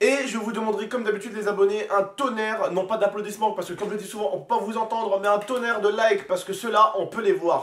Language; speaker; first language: French; native; French